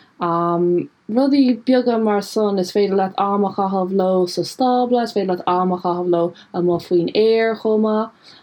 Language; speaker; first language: Irish; non-native, local second language; English